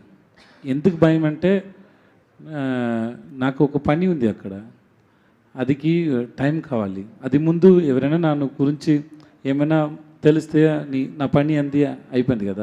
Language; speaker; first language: Telugu; non-native, learner; Tamil